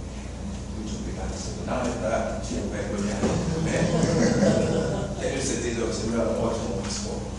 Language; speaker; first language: Portuguese; non-native, fluent; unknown